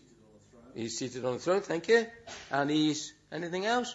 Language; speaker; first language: English; native; English